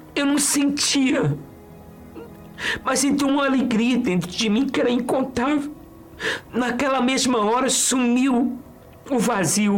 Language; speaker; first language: Portuguese; native; Portuguese